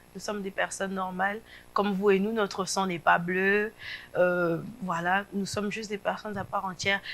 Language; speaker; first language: French; non-native, local second language; Lingala